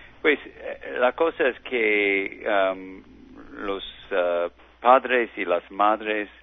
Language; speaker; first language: Spanish; non-native, learner; English